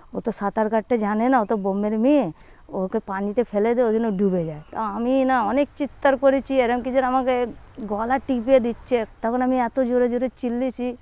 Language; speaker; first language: Bangla; non-native, local second language; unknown